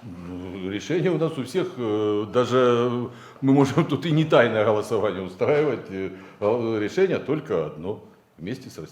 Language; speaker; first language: Russian; native; Russian